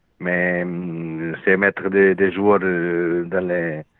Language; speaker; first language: French; non-native, learner; Portuguese